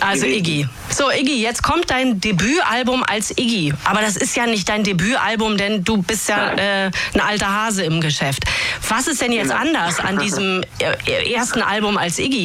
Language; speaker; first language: German; native; German